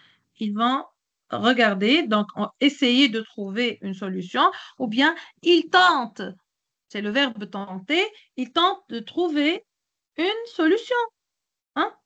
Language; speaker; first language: French; non-native, local second language; Arabic